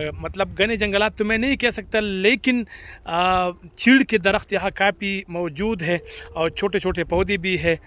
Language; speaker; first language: Urdu; non-native, local second language; Pashto